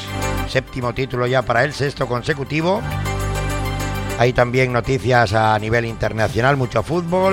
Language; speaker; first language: Spanish; native; Spanish